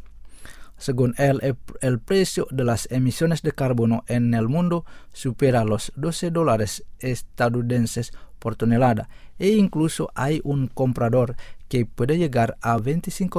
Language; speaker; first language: Spanish; non-native, fluent; Indonesian